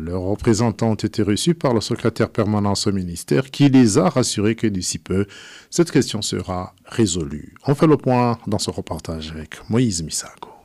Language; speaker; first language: French; non-native, local second language; Rundi